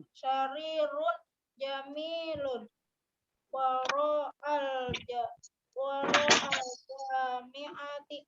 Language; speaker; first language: Arabic; non-native, learner; Indonesian